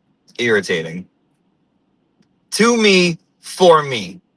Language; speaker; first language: English; native; English